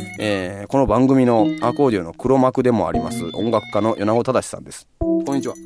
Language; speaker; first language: Japanese; native; Japanese